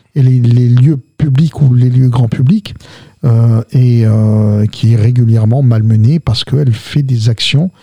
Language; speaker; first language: French; early bilingual, other home language; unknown